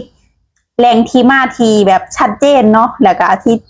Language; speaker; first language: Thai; non-native, local second language; Lao